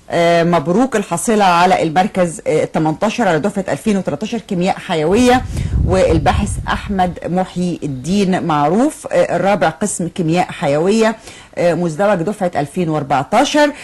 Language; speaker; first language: Arabic; native; Arabic